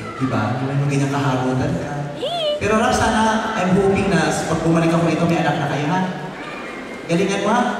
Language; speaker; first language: Filipino; native; Filipino